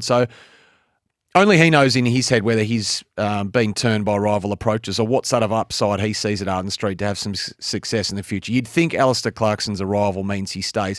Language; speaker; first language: English; native; English